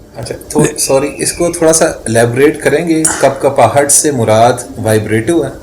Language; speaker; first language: Urdu; native; Urdu